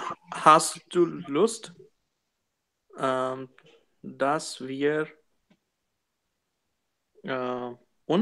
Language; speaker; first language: German; non-native, learner; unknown